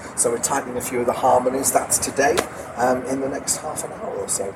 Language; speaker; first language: English; native; English